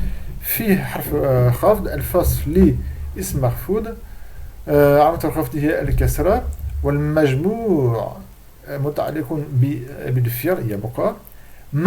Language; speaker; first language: Arabic; non-native, fluent; French